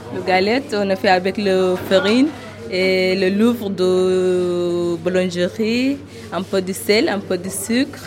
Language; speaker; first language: French; non-native, learner; Arabic